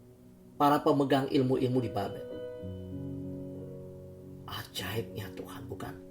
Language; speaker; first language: Indonesian; native; Indonesian